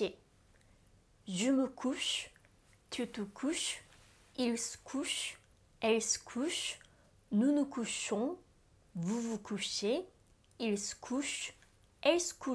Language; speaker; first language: French; non-native, fluent; Japanese